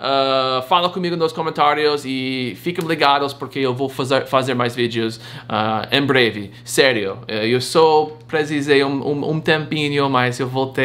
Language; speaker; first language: Portuguese; non-native, fluent; English